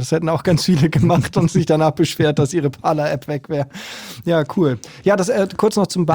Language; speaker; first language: German; native; German